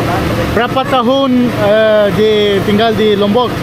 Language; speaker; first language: Indonesian; non-native, learner; English